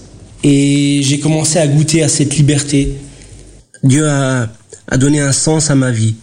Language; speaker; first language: French; early bilingual, other home language; Portuguese